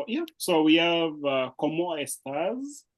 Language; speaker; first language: Spanish; non-native, learner; Swahili